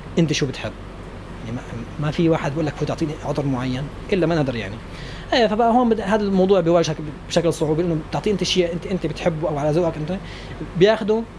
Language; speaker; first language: Arabic; native; Arabic